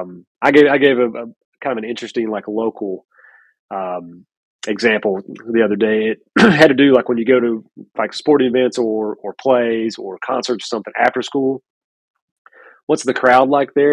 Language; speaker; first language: English; native; English